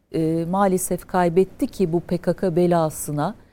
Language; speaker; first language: Turkish; native; Turkish